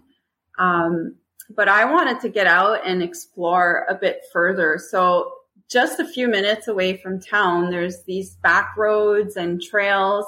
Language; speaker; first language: English; non-native, fluent; French